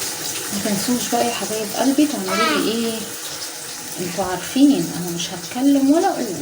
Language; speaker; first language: Arabic; native; Arabic